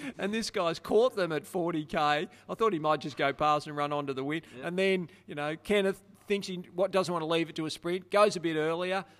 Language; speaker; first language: English; native; English